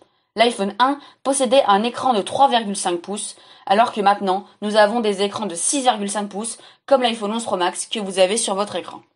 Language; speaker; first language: French; native; French